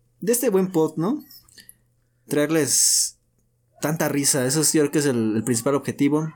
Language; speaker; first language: Spanish; native; Spanish